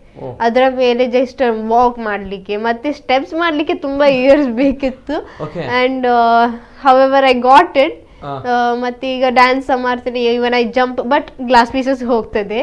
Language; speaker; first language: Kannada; non-native, local second language; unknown